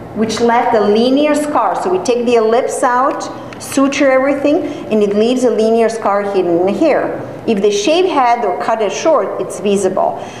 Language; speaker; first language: English; non-native, fluent; Serbian